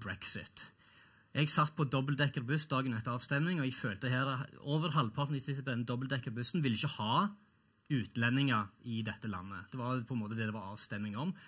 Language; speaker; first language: Norwegian; early bilingual, other home language; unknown